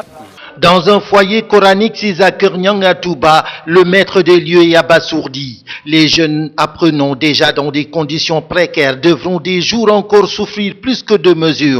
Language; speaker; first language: French; non-native, local second language; Wolof